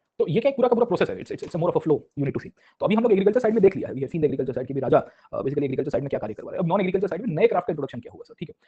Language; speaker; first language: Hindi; non-native, local second language; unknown